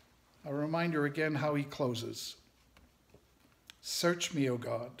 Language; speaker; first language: English; native; English